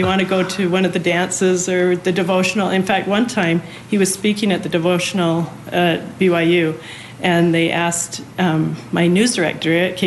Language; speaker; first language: English; native; English